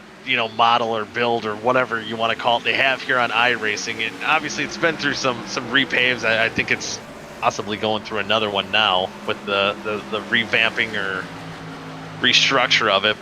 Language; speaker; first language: English; native; English